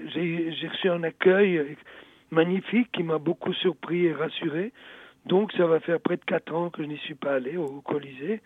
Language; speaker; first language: French; early bilingual, other home language; Italian